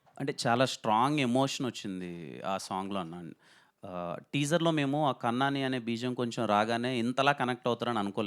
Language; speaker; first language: Telugu; native; Telugu